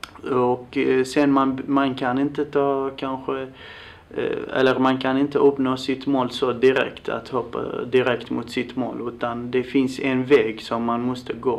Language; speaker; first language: Swedish; non-native, fluent; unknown